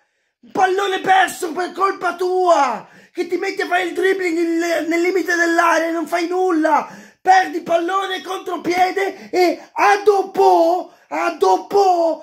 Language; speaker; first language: Italian; native; Italian